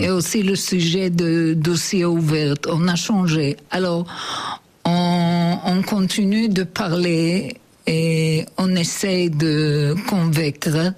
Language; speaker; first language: French; non-native, learner; Hebrew